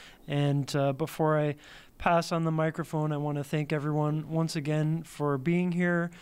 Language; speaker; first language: English; native; English